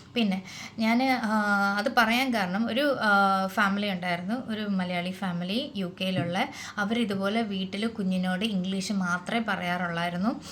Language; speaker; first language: Malayalam; native; Malayalam